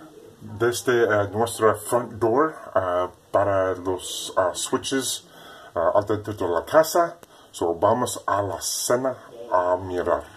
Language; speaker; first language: Spanish; non-native, learner; English